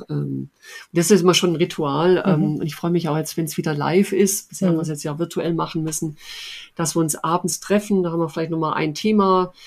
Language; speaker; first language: German; native; German